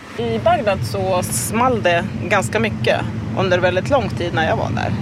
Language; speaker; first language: Swedish; non-native, fluent; Arabic